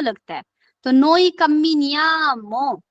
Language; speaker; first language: Italian; non-native, fluent; Urdu